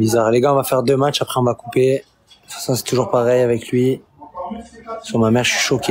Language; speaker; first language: French; native; French